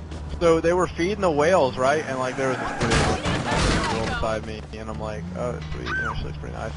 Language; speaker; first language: English; native; English